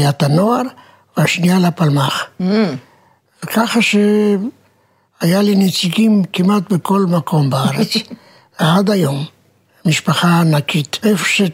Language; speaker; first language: Hebrew; non-native, fluent; Romanian